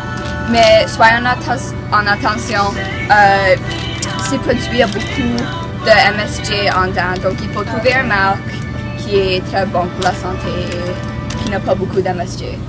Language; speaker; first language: French; non-native, fluent; English